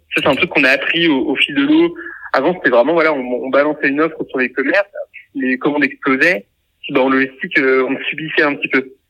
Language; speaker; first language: French; native; French